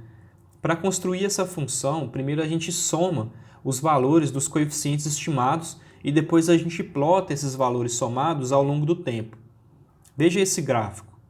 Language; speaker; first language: Portuguese; native; Portuguese